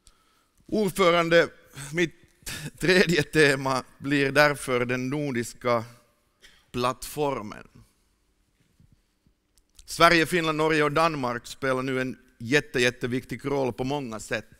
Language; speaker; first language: Swedish; non-native, fluent; Finnish